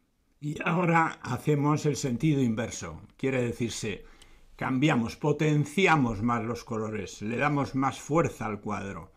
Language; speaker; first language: Spanish; native; Spanish